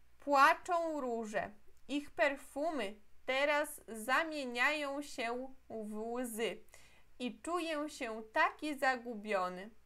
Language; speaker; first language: Polish; non-native, fluent; Portuguese